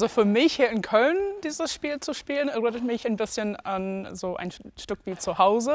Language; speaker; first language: German; non-native, fluent; English